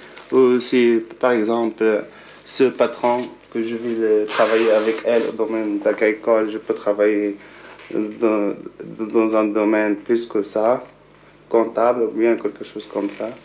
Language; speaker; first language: French; non-native, local second language; Arabic